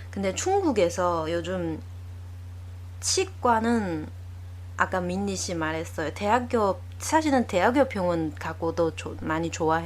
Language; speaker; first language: Korean; non-native, learner; Chinese